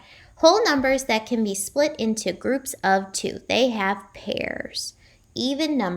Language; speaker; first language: English; native; English